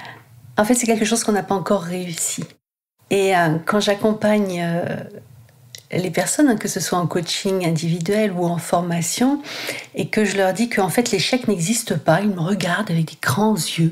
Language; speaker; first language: French; native; French